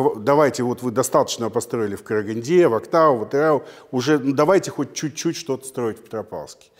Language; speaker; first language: Russian; native; Russian